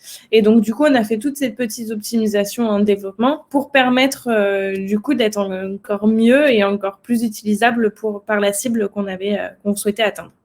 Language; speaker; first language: French; native; French